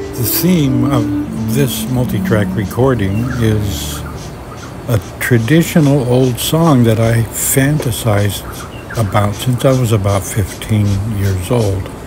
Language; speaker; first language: English; native; English